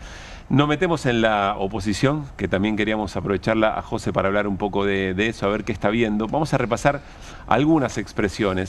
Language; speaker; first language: Spanish; native; Spanish